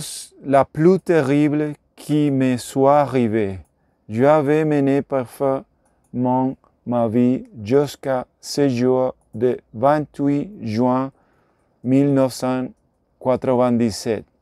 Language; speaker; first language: French; non-native, learner; Spanish